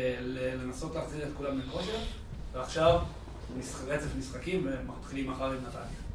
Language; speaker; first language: Hebrew; native; Hebrew